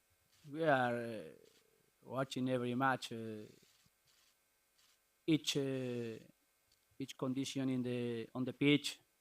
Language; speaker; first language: English; non-native, learner; Spanish